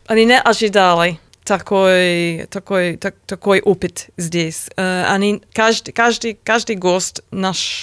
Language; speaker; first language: Russian; non-native, learner; English